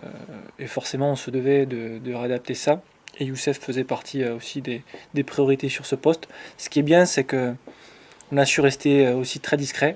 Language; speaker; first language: French; native; French